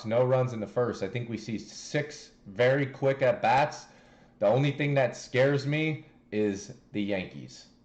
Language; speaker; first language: English; native; English